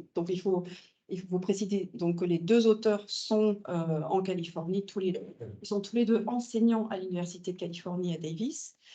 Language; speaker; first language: French; native; French